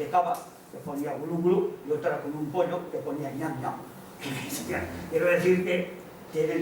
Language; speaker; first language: Spanish; non-native, local second language; Catalan